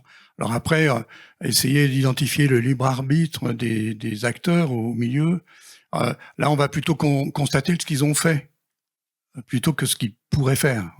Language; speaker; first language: French; native; French